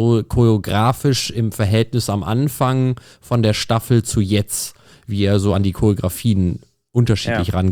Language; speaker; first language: German; native; German